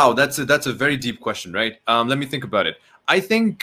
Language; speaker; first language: English; non-native, local second language; Nepali